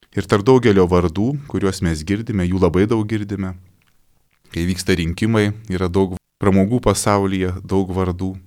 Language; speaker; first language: Lithuanian; native; Lithuanian